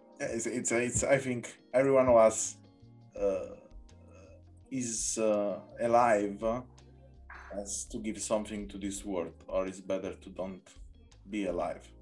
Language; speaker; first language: English; non-native, learner; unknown